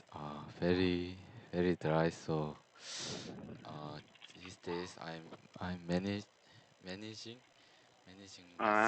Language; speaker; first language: English; non-native, learner; Korean